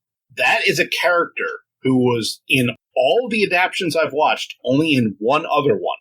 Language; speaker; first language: English; native; English